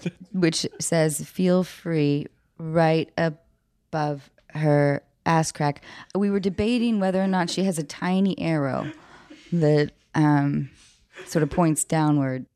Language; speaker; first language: English; native; English